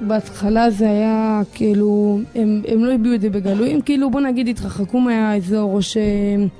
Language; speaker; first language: Hebrew; native; Hebrew